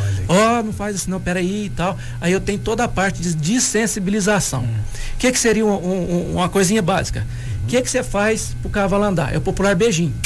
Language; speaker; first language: Portuguese; native; Portuguese